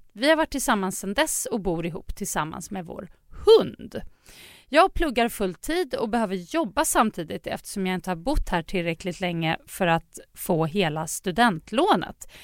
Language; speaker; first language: Swedish; native; Swedish